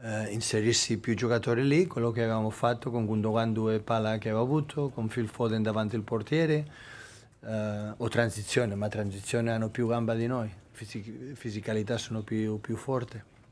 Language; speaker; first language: Italian; non-native, fluent; Catalan